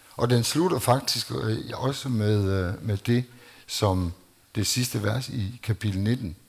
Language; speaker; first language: Danish; native; Danish